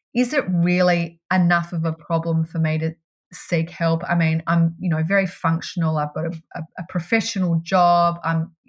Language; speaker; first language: English; native; English